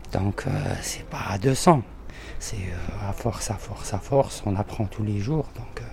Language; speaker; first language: French; non-native, fluent; Arabic